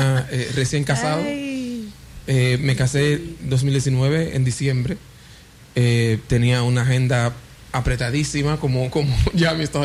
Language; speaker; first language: Spanish; non-native, fluent; Haitian Creole